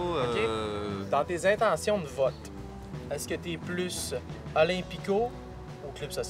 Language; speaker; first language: French; native; French